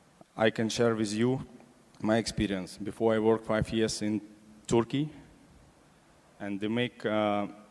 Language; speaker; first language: English; non-native, learner; Russian